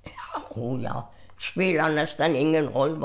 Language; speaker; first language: Swedish; non-native, fluent; German